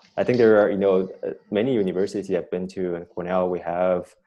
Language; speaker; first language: English; non-native, fluent; Chinese